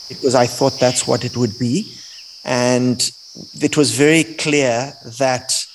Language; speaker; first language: English; native; English